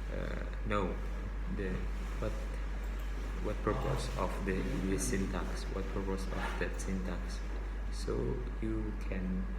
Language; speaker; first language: English; non-native, local second language; Indonesian